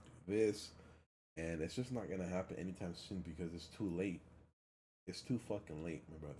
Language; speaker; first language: English; early bilingual, other home language; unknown